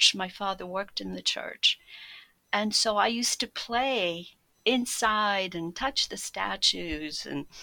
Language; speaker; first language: English; early bilingual, other home language; Polish